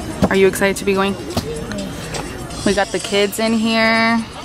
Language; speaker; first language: English; early bilingual, other home language; Spanish